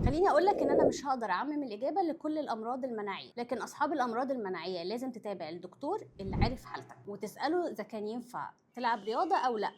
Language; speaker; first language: Arabic; native; Arabic